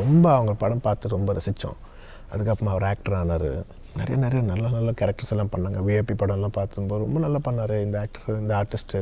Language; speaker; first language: Tamil; non-native, local second language; Telugu